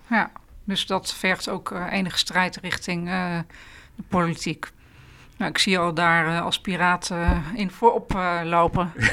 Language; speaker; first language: Dutch; native; Dutch